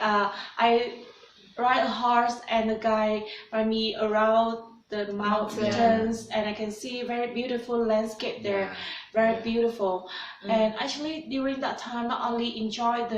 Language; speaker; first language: English; non-native, learner; Vietnamese